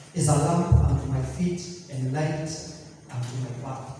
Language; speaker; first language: English; non-native, local second language; Swahili